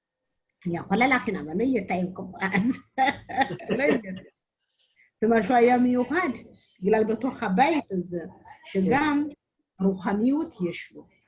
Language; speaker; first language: Hebrew; non-native, learner; Amharic